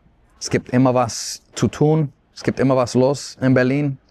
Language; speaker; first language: German; non-native, fluent; Spanish